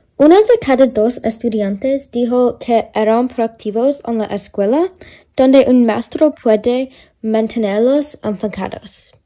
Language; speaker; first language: Spanish; non-native, learner; English